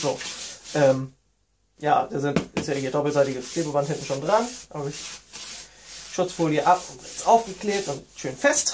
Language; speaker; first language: German; native; German